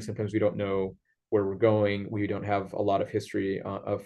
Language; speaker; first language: English; native; English